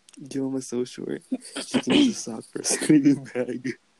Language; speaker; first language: English; early bilingual, other home language; Spanish